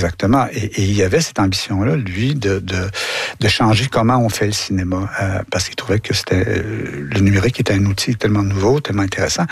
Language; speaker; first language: French; native; French